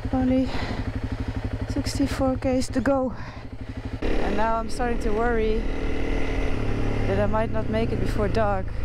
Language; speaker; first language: English; non-native, fluent; Dutch